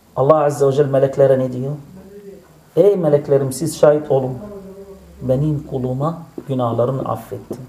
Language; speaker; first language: Turkish; non-native, fluent; Arabic